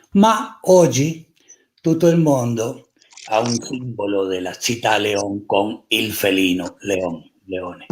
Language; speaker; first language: Italian; non-native, learner; Spanish